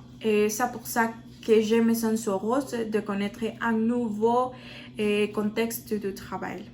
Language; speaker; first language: French; non-native, learner; Spanish